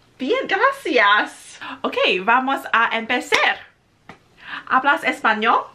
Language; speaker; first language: Spanish; non-native, learner; English